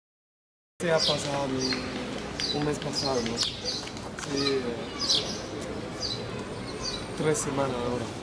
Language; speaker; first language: Spanish; non-native, learner; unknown